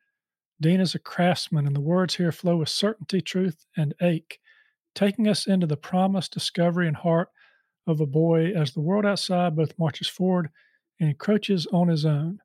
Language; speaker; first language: English; native; English